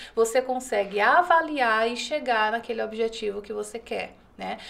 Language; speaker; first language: Portuguese; native; Portuguese